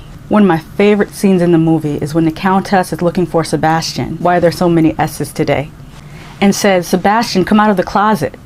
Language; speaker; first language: English; native; English